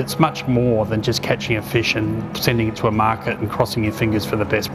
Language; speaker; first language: English; native; English